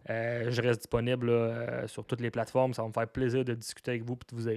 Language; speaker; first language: French; native; French